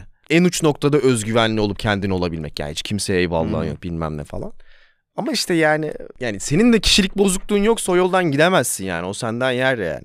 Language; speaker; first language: Turkish; native; Turkish